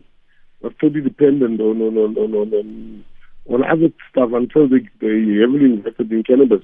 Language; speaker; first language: English; non-native, local second language; Afrikaans